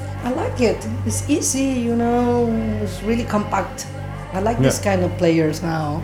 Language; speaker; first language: English; non-native, fluent; Spanish